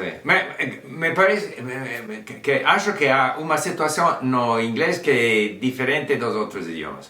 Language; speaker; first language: Portuguese; non-native, learner; English